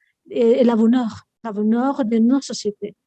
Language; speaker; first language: French; non-native, fluent; Spanish